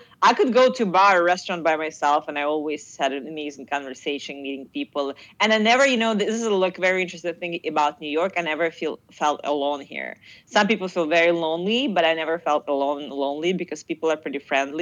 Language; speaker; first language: English; non-native, fluent; Russian